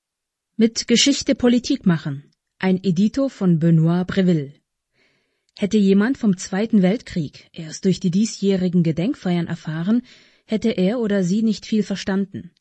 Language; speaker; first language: German; native; German